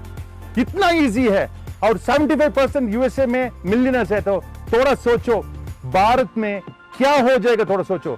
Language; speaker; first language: Hindi; non-native, local second language; Tamil